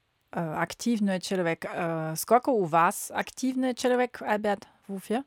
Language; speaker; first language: Russian; non-native, learner; German